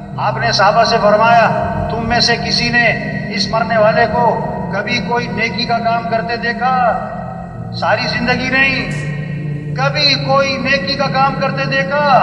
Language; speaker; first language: Urdu; non-native, local second language; Pashto